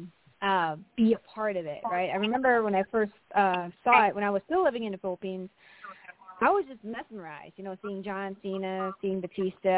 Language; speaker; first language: English; non-native, local second language; Filipino